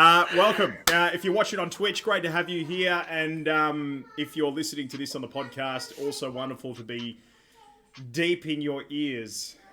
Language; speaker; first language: English; native; English